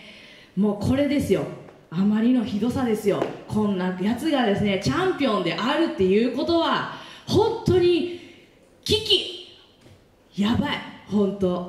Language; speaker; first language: Japanese; native; Japanese